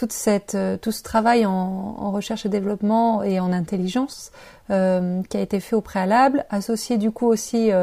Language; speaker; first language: French; native; French